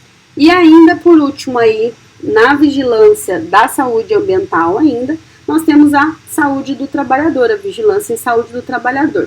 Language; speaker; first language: Portuguese; native; Portuguese